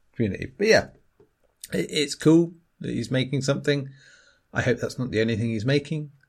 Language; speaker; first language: English; native; English